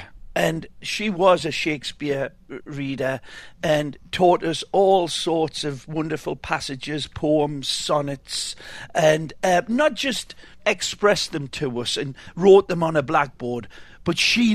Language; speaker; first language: English; native; English